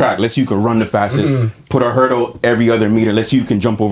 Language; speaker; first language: English; native; English